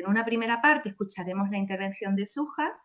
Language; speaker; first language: Spanish; native; Spanish